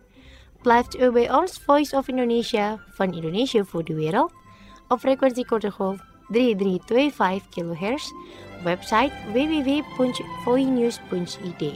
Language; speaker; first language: Dutch; non-native, fluent; Indonesian